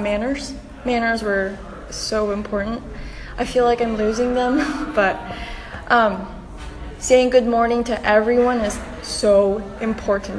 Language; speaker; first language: English; non-native, local second language; Filipino